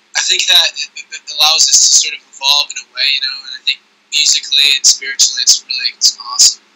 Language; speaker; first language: English; native; English